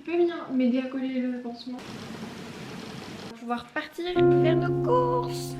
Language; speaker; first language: French; native; French